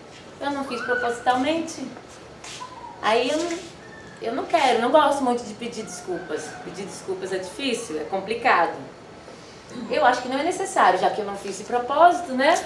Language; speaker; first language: Portuguese; non-native, fluent; Dutch